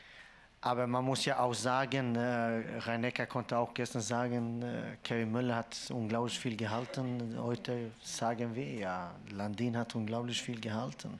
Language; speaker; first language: German; non-native, fluent; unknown